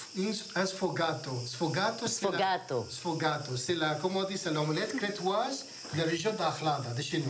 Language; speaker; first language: French; non-native, fluent; Greek